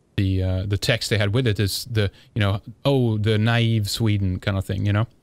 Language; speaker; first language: English; non-native, fluent; Swedish